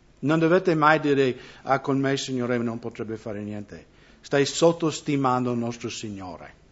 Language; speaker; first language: Italian; non-native, fluent; English